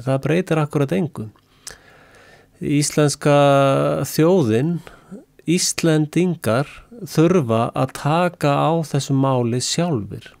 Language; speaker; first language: Icelandic; native; Icelandic